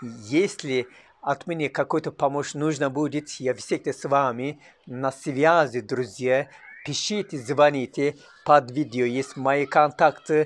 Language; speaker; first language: Russian; non-native, learner; Turkish